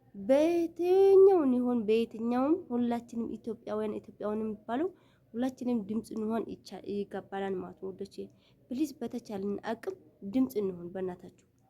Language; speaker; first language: Amharic; non-native, local second language; Tigrinya